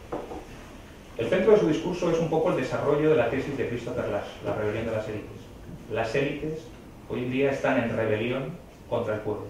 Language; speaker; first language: Spanish; native; Spanish